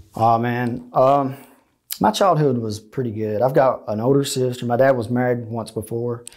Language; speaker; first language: English; native; English